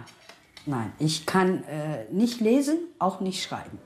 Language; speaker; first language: German; non-native, fluent; Romany